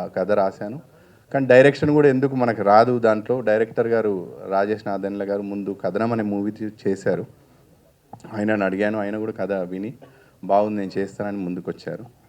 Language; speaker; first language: Telugu; native; Telugu